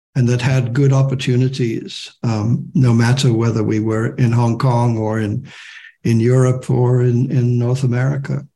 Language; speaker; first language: English; non-native, local second language; German